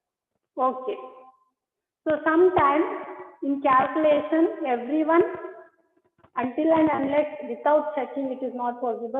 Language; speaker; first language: English; non-native, local second language; Kannada